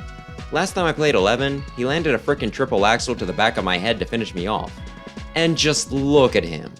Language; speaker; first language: English; native; English